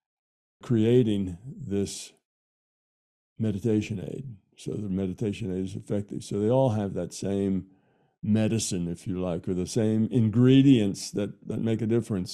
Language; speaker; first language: English; native; English